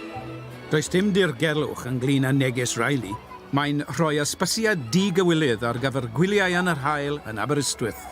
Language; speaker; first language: Welsh; native; Welsh